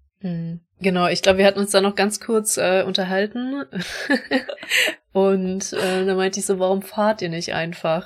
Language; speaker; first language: German; native; German